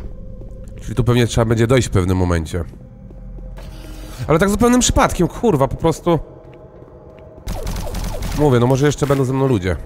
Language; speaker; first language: Polish; native; Polish